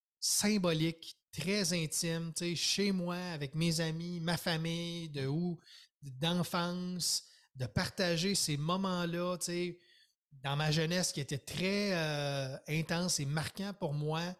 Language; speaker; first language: French; native; French